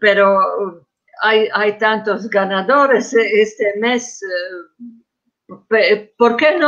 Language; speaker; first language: Spanish; non-native, fluent; Croatian